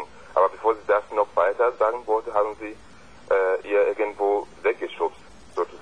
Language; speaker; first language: German; non-native, fluent; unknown